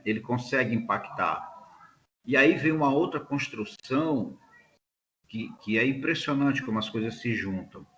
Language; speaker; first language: Portuguese; native; Portuguese